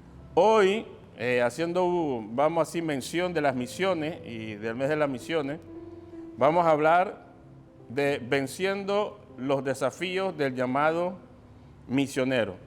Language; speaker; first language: Spanish; native; Spanish